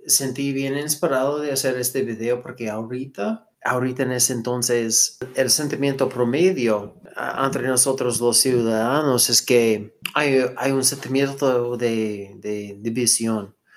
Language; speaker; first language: Spanish; non-native, fluent; English